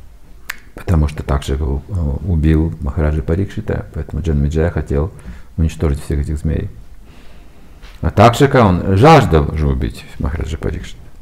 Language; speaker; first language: Russian; native; Russian